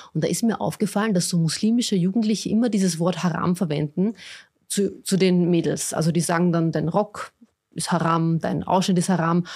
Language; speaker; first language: German; early bilingual, other home language; Bosnian